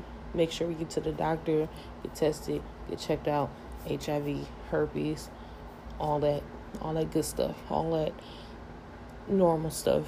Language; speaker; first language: English; native; English